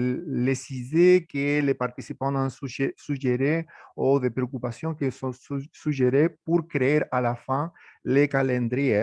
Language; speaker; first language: French; non-native, fluent; Spanish